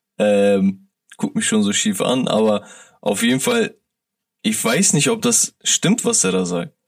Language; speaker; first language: German; early bilingual, other home language; Turkish